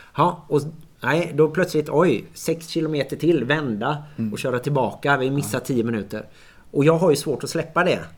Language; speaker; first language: Swedish; native; Swedish